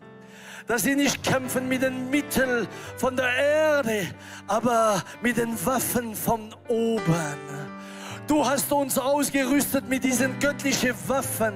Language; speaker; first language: German; non-native, fluent; French